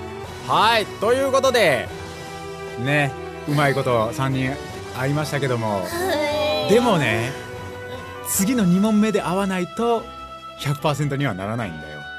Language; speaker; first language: Japanese; native; Japanese